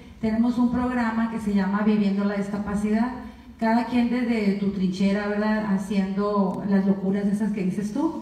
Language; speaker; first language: Spanish; native; Spanish